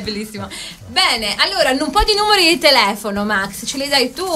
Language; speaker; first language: Italian; native; Italian